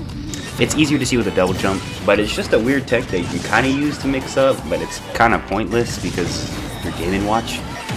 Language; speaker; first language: English; native; English